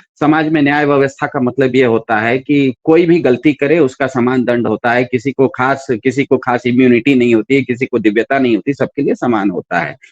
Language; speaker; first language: Hindi; non-native, local second language; Kannada